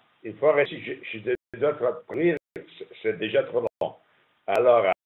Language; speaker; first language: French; non-native, learner; Italian